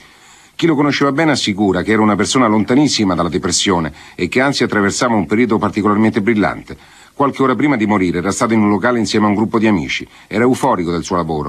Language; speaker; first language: Italian; native; Italian